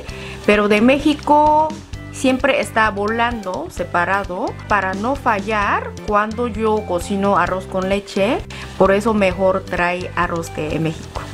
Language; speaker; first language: Spanish; non-native, fluent; Korean